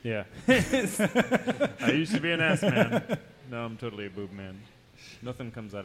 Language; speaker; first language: English; native; English